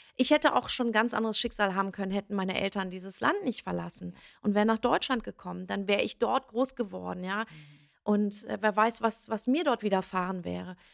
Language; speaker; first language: German; early bilingual, other home language; Persian